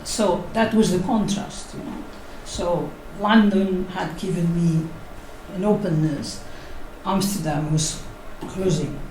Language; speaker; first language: English; non-native, fluent; Catalan